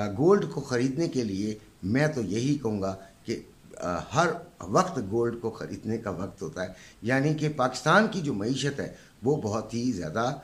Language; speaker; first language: Urdu; native; Urdu